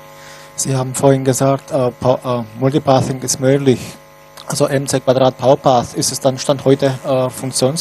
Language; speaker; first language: German; native; German